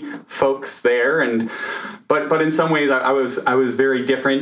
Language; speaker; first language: English; native; English